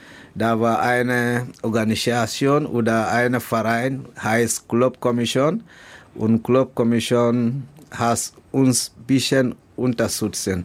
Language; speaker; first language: German; non-native, learner; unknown